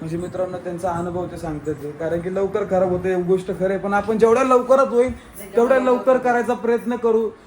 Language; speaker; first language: Marathi; native; Marathi